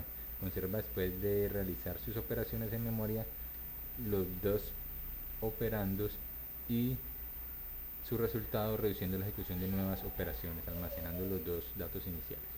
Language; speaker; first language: Spanish; native; Spanish